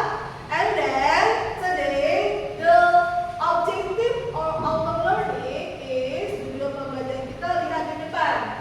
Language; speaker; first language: English; non-native, fluent; Indonesian